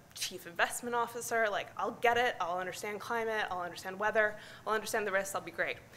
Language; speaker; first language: English; native; English